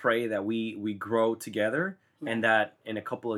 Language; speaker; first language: English; non-native, fluent; Spanish